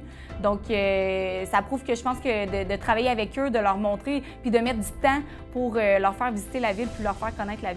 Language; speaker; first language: French; native; French